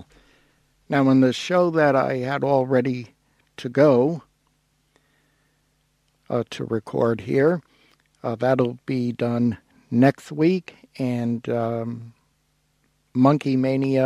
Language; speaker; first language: English; native; English